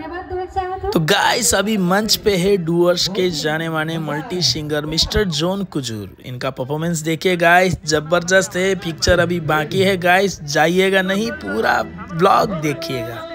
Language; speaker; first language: Hindi; non-native, local second language; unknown